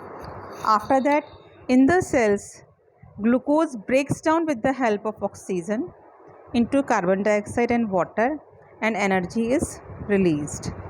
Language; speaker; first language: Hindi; native; Hindi